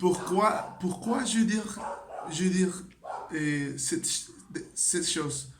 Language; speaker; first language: French; non-native, learner; Spanish